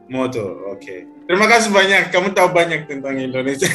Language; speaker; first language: Indonesian; non-native, fluent; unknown